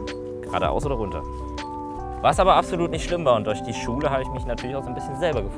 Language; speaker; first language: German; native; German